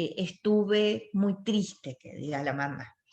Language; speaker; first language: Spanish; native; Spanish